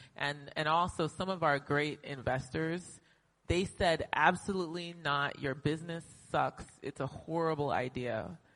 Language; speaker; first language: English; native; English